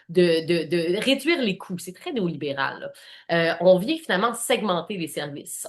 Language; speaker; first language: French; native; French